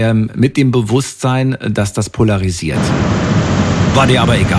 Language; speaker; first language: German; native; German